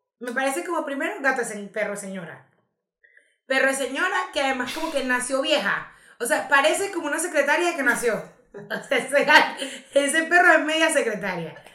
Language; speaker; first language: Spanish; native; Spanish